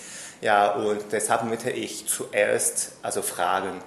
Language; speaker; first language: German; non-native, fluent; Chinese